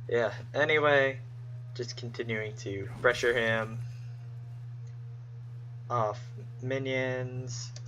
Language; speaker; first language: English; native; English